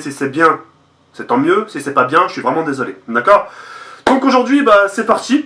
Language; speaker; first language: French; native; French